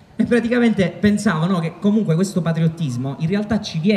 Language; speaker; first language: Italian; native; Italian